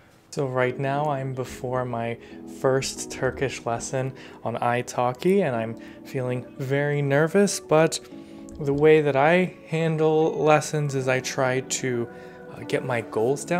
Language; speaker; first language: English; native; English